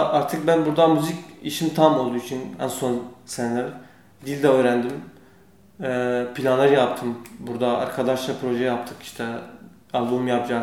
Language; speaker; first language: Turkish; non-native, learner; Kurdish